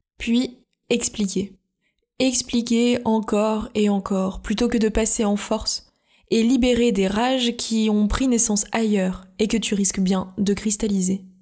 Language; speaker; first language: French; native; French